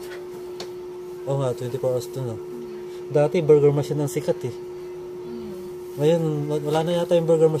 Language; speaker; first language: Filipino; native; Filipino